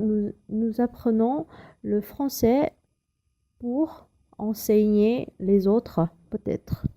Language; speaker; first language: French; non-native, learner; Vietnamese